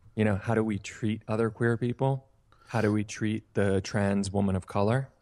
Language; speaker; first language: English; native; English